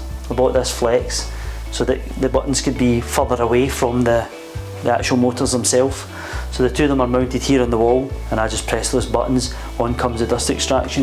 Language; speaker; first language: English; native; English